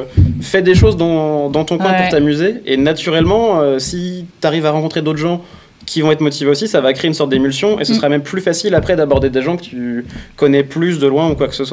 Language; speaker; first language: French; native; French